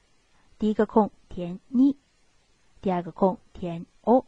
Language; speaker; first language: Japanese; non-native, fluent; Chinese